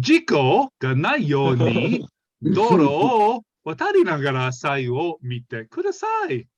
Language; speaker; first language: Japanese; non-native, fluent; English